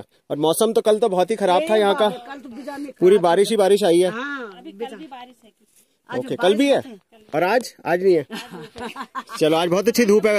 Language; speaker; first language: Hindi; native; Hindi